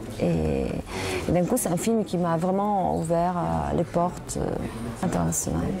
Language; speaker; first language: French; non-native, fluent; Italian